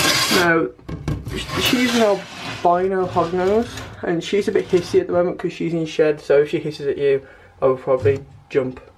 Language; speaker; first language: English; native; English